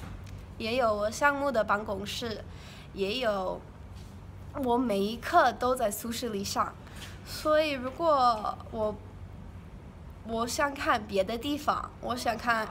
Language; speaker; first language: Chinese; non-native, learner; English